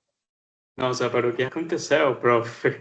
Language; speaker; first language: Portuguese; non-native, learner; Spanish